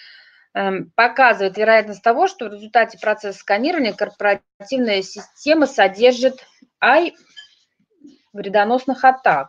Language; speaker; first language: Russian; native; Russian